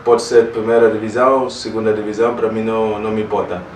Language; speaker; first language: Portuguese; non-native, learner; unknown